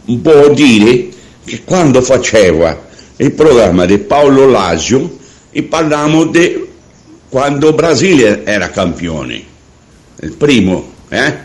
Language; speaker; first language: Italian; non-native, learner; Portuguese